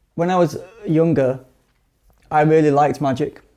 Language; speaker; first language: English; native; English